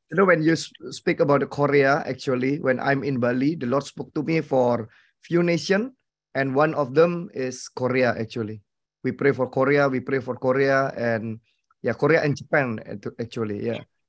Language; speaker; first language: English; non-native, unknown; Indonesian